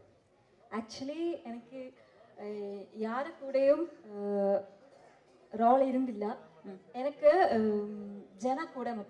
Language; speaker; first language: Tamil; non-native, learner; Malayalam